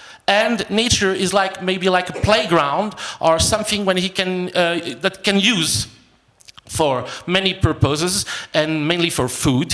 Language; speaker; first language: English; non-native, fluent; French